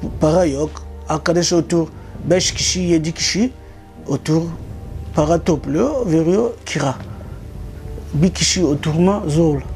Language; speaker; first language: Turkish; non-native, learner; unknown